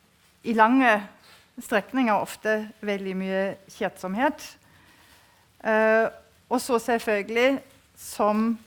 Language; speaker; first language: Norwegian; non-native, fluent; German